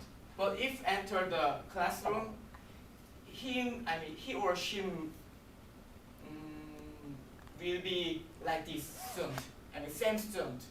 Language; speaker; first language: English; non-native, learner; Korean